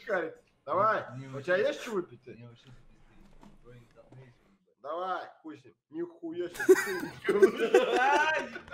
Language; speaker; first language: Russian; native; Russian